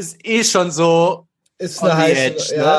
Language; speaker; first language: German; native; German